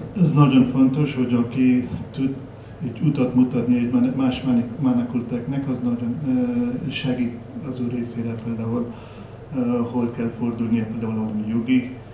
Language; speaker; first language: Hungarian; non-native, learner; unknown